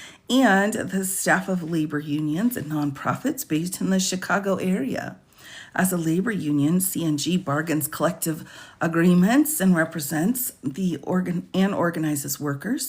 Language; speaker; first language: English; native; English